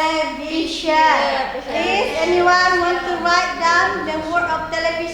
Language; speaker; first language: English; non-native, learner; Indonesian